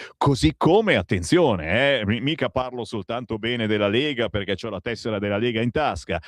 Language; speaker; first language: Italian; native; Italian